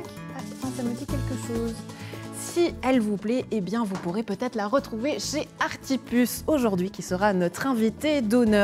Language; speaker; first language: French; native; French